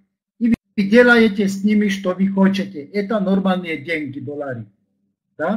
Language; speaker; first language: Russian; non-native, learner; Slovak